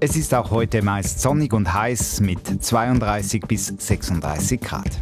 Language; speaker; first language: German; native; German